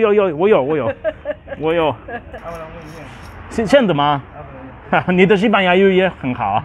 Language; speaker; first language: Chinese; non-native, learner; Spanish